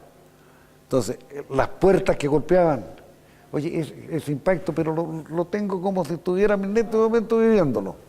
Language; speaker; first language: Spanish; native; Spanish